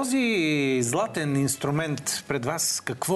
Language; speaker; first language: Bulgarian; native; Bulgarian